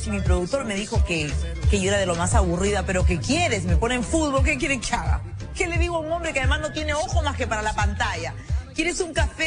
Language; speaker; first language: Spanish; native; Spanish